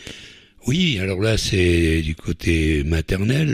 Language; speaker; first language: French; native; French